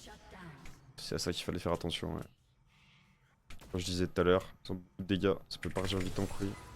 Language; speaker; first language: French; native; French